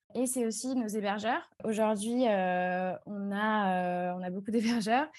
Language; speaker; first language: French; native; French